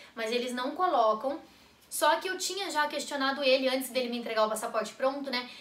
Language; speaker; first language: Portuguese; native; Portuguese